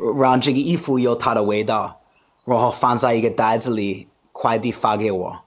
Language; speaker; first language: Chinese; non-native, fluent; English